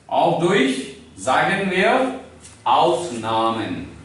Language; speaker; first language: German; non-native, learner; Hindi